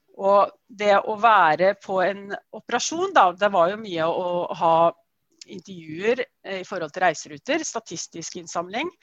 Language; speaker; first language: Norwegian; native; Norwegian